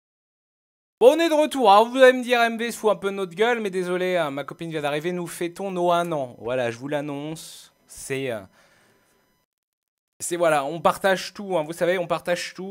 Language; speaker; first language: French; native; French